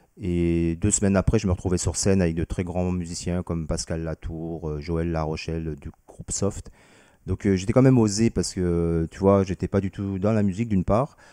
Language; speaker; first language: French; early bilingual, other home language; Vietnamese